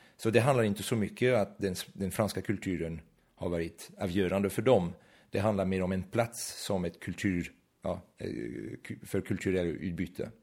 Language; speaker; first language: Swedish; non-native, fluent; French